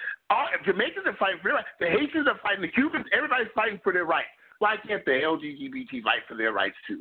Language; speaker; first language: English; native; English